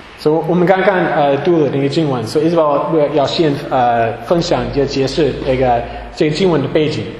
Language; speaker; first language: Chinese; non-native, fluent; English